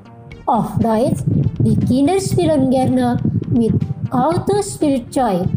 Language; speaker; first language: German; non-native, fluent; Indonesian